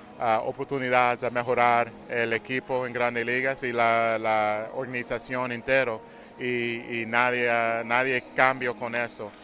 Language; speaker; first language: Spanish; non-native, learner; English